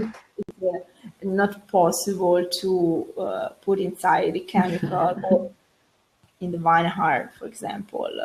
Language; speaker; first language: English; non-native, learner; Italian